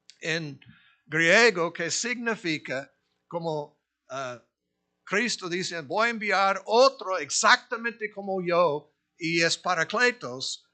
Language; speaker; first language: Spanish; non-native, fluent; English